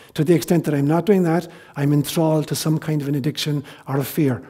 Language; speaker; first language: English; native; English